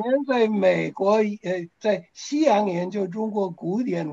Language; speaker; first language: Chinese; non-native, fluent; English